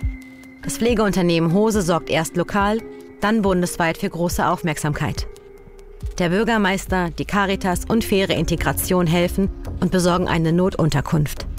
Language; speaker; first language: German; native; German